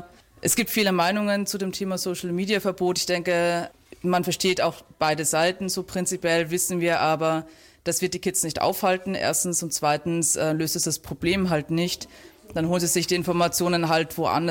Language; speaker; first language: German; native; German